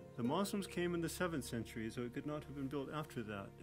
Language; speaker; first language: English; native; English